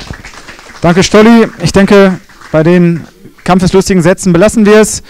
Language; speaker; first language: German; native; German